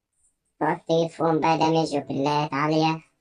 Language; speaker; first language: Arabic; native; Arabic